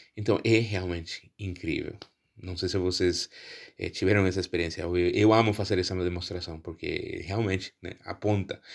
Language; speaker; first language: Portuguese; non-native, fluent; Spanish